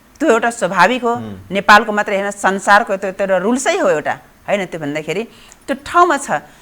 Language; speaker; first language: Nepali; non-native, local second language; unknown